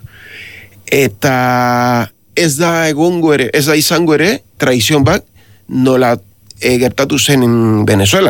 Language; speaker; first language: Basque; non-native, learner; Spanish